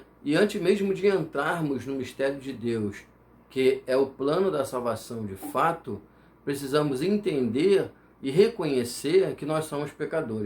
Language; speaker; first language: Portuguese; native; Portuguese